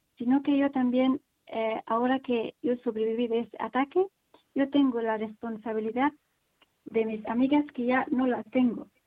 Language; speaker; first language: Spanish; non-native, learner; Persian